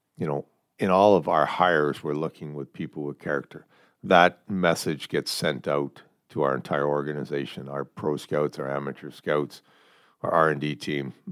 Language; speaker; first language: English; native; English